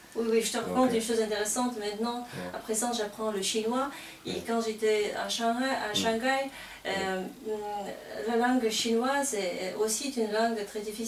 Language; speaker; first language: French; non-native, fluent; Kazakh